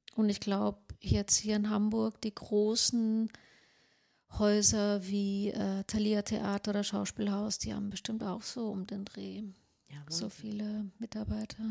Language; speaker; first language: German; non-native, local second language; Swedish